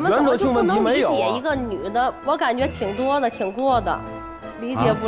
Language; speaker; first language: Chinese; native; Chinese